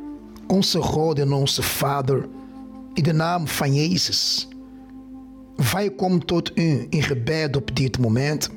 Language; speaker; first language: Dutch; non-native, fluent; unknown